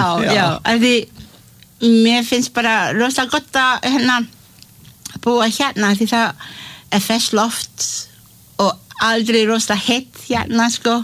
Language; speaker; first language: Icelandic; non-native, learner; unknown